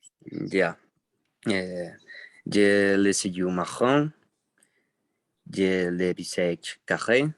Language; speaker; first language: French; non-native, learner; Spanish